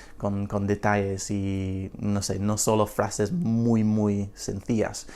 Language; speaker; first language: Spanish; non-native, fluent; English